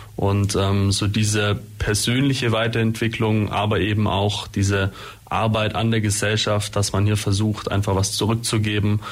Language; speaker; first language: German; native; German